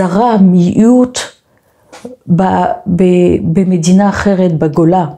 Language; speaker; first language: Hebrew; non-native, fluent; French